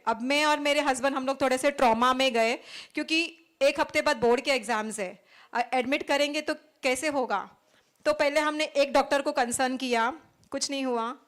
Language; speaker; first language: Hindi; non-native, local second language; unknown